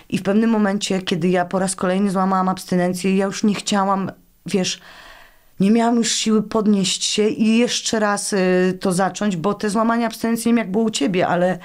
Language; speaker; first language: Polish; native; Polish